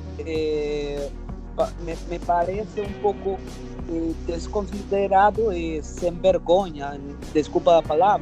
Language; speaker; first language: Portuguese; non-native, fluent; Spanish